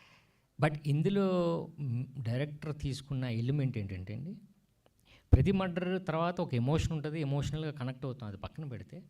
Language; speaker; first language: Telugu; native; Telugu